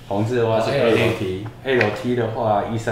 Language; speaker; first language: Chinese; native; Chinese